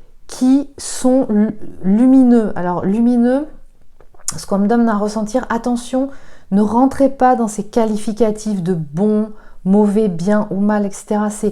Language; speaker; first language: French; native; French